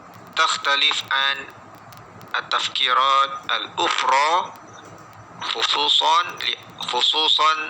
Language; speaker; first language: Arabic; non-native, fluent; Malay